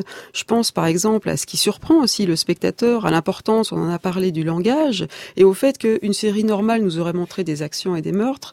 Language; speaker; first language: French; native; French